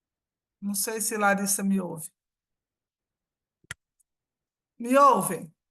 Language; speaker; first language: Portuguese; non-native, fluent; Spanish